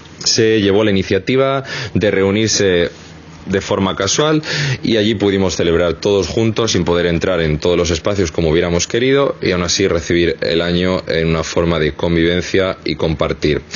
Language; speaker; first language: Spanish; native; Spanish